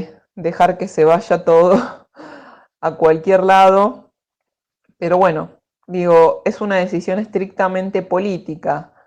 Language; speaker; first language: Spanish; native; Spanish